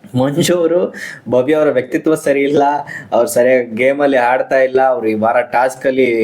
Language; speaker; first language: Kannada; native; Kannada